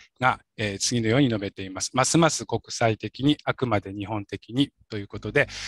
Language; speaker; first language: Japanese; native; Japanese